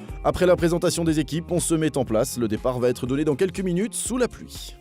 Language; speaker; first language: French; native; French